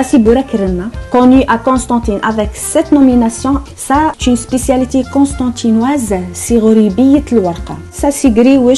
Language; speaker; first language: French; non-native, local second language; Arabic